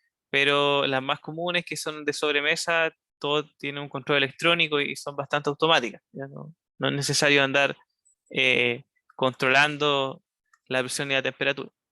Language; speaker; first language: Spanish; native; Spanish